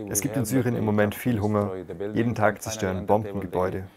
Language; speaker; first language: German; non-native, fluent; Arabic